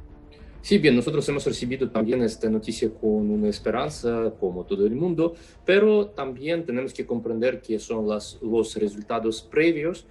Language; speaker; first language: Spanish; non-native, fluent; Russian